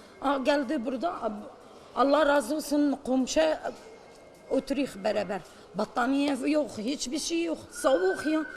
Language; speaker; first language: Turkish; non-native, learner; Arabic